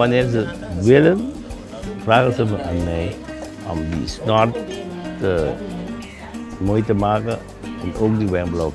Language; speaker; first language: Dutch; non-native, local second language; Papiamento